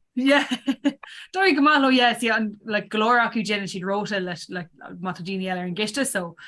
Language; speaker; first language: Irish; non-native, local second language; English